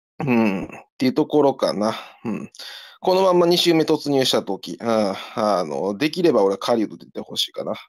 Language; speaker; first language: Japanese; native; Japanese